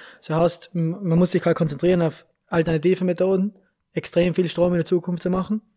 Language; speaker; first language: German; native; German